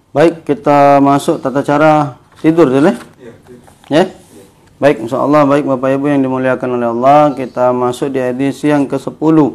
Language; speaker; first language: Malay; native; Malay